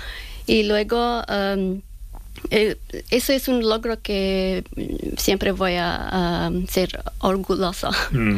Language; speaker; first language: Spanish; non-native, fluent; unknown